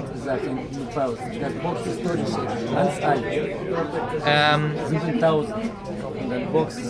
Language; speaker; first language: German; non-native, learner; Ukrainian